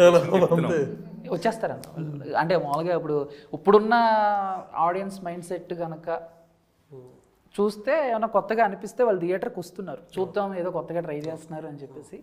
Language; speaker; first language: Telugu; native; Telugu